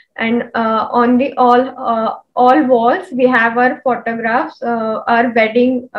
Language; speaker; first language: English; non-native, local second language; Marathi